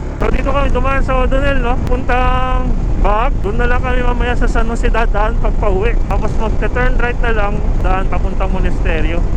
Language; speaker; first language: Filipino; native; Filipino